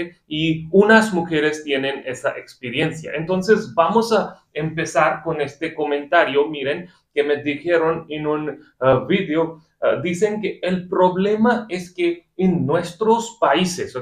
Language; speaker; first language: Spanish; non-native, fluent; Hindi